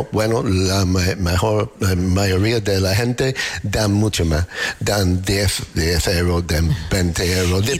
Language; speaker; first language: Spanish; non-native, learner; English